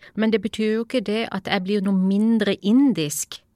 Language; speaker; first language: Norwegian; early bilingual, other home language; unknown